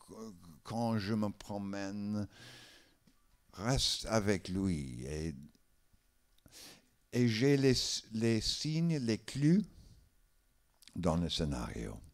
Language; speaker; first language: French; non-native, learner; English